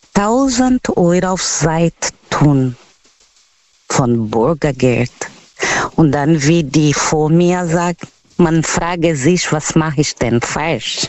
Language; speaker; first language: German; non-native, learner; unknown